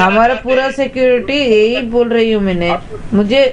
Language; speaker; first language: Hindi; non-native, local second language; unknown